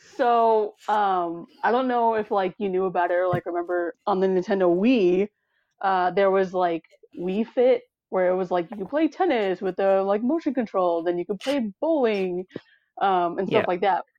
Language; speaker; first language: English; early bilingual, other home language; Samoan